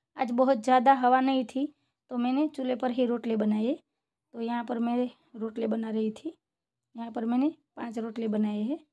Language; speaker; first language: Hindi; non-native, local second language; Gujarati